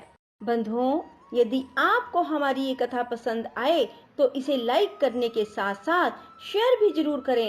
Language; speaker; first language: Hindi; native; Hindi